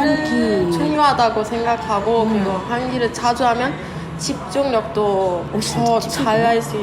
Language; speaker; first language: Korean; non-native, learner; German